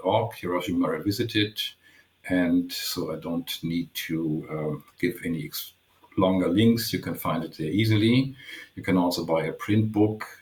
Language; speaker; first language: English; non-native, fluent; German